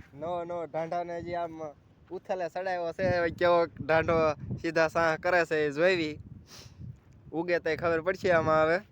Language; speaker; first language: Gujarati; native; Gujarati